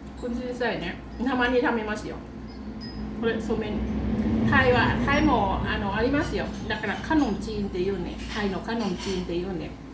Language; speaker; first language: Japanese; non-native, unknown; Thai